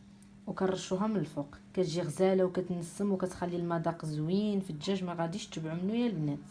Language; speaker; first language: Arabic; native; Arabic